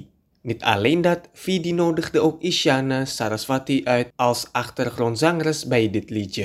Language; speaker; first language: Dutch; non-native, fluent; Indonesian